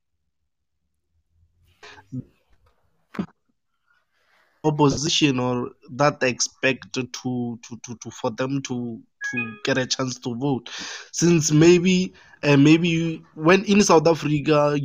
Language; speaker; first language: English; non-native, local second language; Northern Sotho